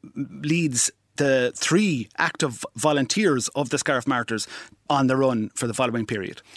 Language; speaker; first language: English; native; English